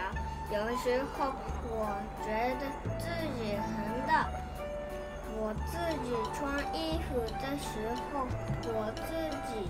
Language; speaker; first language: Chinese; early bilingual, heritage; Japanese